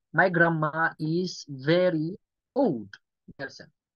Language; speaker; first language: English; non-native, local second language; Yoruba